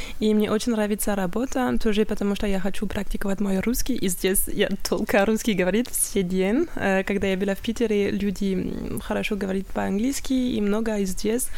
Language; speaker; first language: Russian; non-native, learner; French